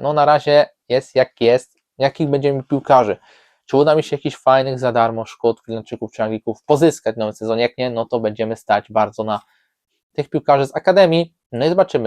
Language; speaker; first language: Polish; native; Polish